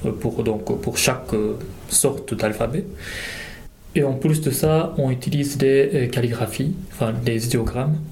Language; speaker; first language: French; non-native, fluent; Japanese